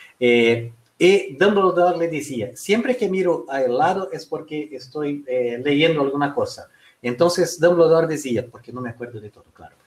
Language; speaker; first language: Spanish; non-native, fluent; Portuguese